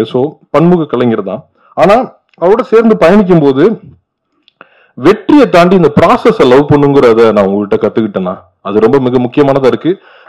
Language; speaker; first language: Tamil; native; Tamil